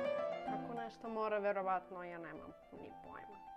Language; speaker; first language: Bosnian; non-native, learner; Russian